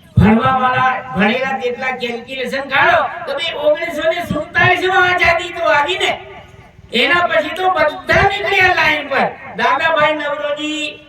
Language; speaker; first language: Gujarati; native; Gujarati